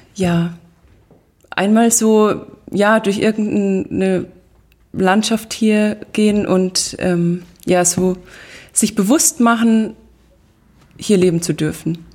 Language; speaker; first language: German; native; German